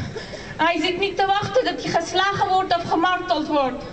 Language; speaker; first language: Dutch; early bilingual, other home language; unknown